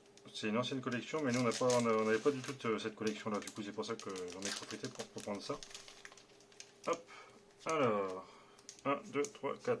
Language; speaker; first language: French; native; French